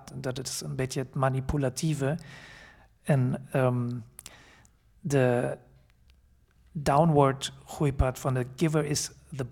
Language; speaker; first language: Dutch; non-native, fluent; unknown